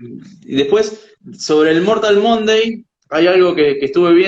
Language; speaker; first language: Spanish; native; Spanish